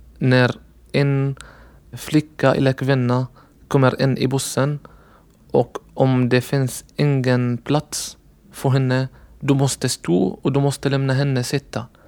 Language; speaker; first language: Swedish; non-native, learner; Arabic